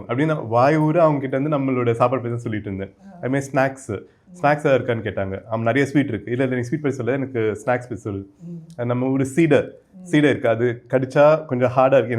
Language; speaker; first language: Tamil; native; Tamil